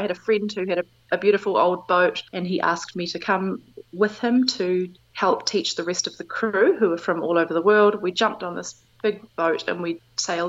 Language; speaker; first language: English; native; English